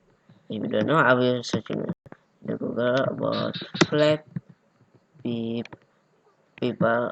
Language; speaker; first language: English; non-native, learner; Indonesian